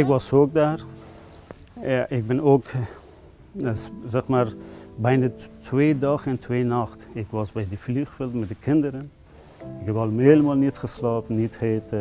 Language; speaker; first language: Dutch; non-native, learner; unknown